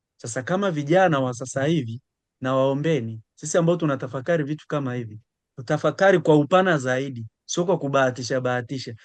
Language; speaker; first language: Swahili; native; Swahili